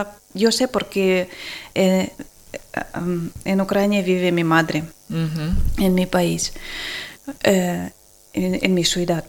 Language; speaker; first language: Spanish; non-native, learner; Ukrainian